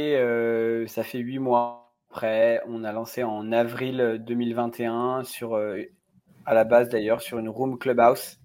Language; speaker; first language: French; native; French